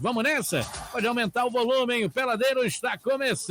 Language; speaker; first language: Portuguese; native; Portuguese